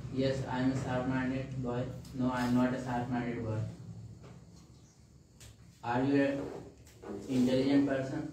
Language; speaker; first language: English; non-native, learner; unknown